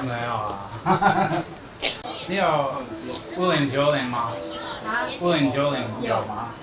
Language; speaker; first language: Chinese; non-native, learner; English